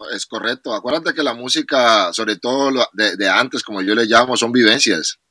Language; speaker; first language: Spanish; native; Spanish